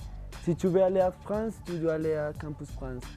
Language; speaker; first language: French; non-native, learner; Spanish